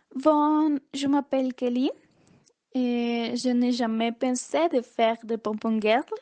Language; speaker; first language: French; non-native, learner; Spanish